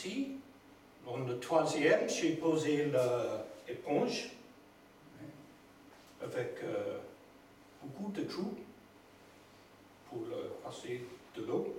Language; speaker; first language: French; non-native, learner; English